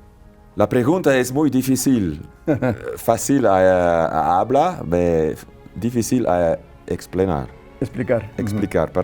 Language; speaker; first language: Spanish; non-native, learner; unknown